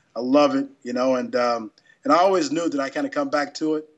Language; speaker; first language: English; native; English